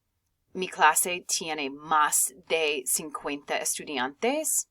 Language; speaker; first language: Spanish; non-native, fluent; English